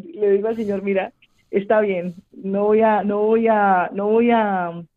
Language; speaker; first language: Spanish; native; Spanish